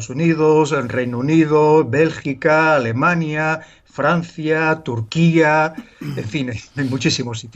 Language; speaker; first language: Spanish; native; Spanish